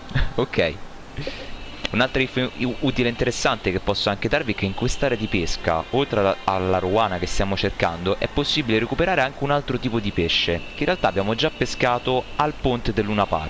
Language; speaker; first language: Italian; native; Italian